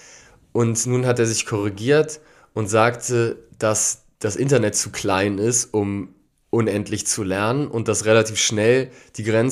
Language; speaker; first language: German; native; German